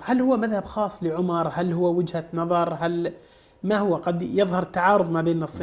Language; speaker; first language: Arabic; native; Arabic